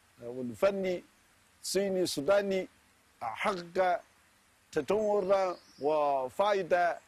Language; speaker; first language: Arabic; non-native, fluent; Chinese